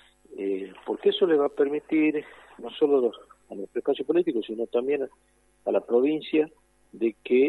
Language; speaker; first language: Spanish; native; Spanish